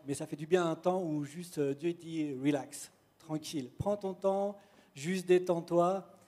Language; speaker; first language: French; native; French